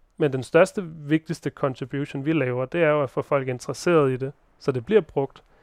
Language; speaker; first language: Danish; native; Danish